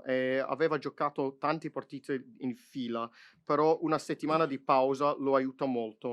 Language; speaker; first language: Italian; non-native, fluent; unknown